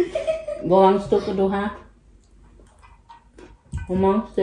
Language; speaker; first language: Danish; non-native, learner; Thai